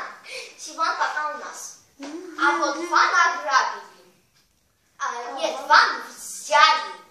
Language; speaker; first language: Russian; non-native, learner; Armenian